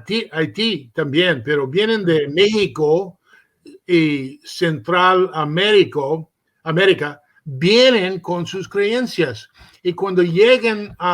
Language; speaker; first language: Spanish; early bilingual, heritage; Spanish